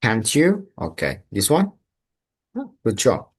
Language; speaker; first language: English; non-native, fluent; Indonesian